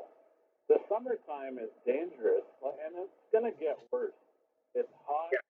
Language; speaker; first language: English; native; English